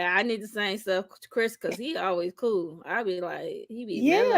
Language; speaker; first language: English; native; English